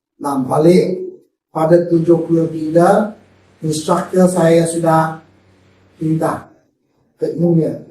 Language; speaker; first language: Malay; non-native, local second language; Chinese